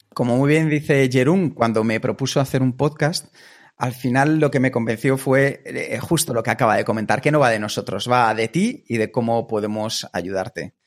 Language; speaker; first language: Spanish; native; Spanish